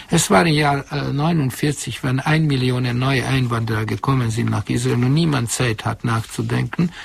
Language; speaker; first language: German; non-native, fluent; Hungarian